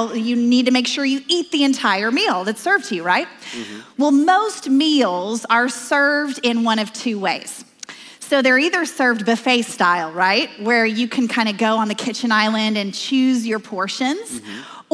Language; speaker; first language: English; native; English